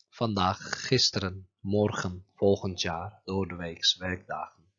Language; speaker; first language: Dutch; non-native, fluent; Turkish